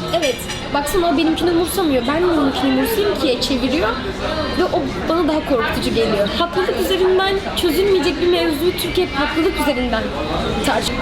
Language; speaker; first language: Turkish; native; Turkish